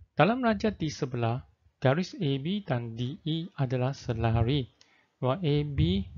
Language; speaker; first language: Malay; non-native, local second language; Chinese